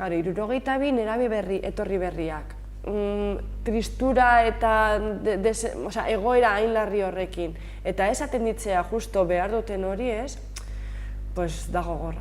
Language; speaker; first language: Basque; native; Basque